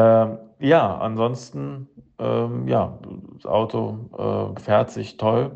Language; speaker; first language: German; native; German